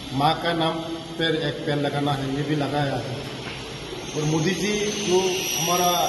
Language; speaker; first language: Hindi; non-native, local second language; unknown